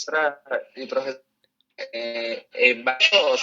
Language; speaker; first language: Spanish; native; Spanish